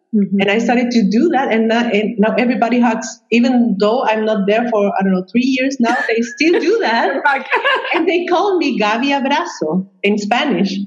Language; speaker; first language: English; non-native, fluent; Spanish